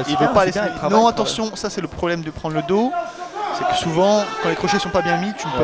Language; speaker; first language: French; native; French